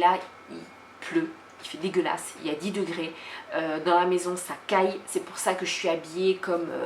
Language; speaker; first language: French; native; French